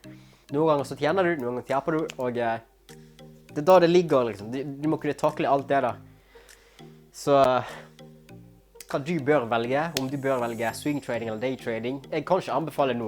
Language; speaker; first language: Norwegian; native; Norwegian